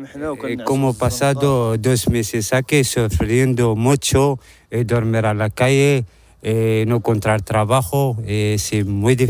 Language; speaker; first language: Spanish; non-native, learner; Arabic